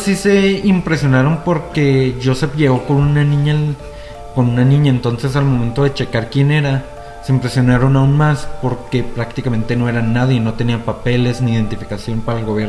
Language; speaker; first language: Spanish; native; Spanish